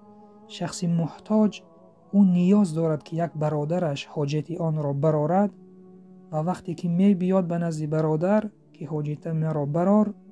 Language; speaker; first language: Persian; native; Persian